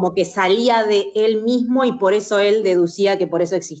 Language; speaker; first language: Spanish; native; Spanish